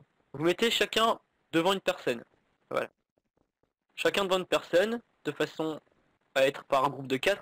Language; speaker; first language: French; native; French